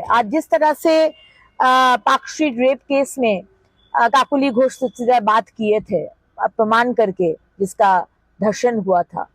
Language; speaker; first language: Hindi; non-native, local second language; Bangla